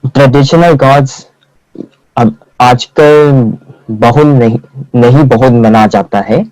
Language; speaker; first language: Hindi; non-native, fluent; Korean